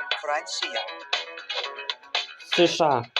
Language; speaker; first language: Russian; non-native, local second language; Ukrainian